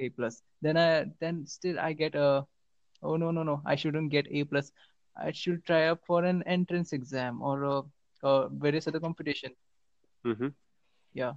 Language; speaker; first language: English; non-native, local second language; Marathi